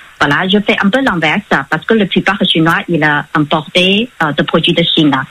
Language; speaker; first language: French; non-native, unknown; Chinese